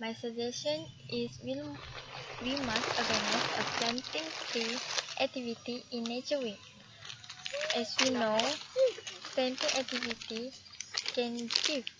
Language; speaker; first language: English; non-native, learner; Malay